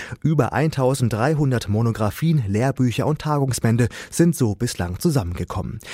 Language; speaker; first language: German; native; German